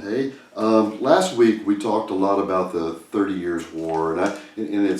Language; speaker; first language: English; native; English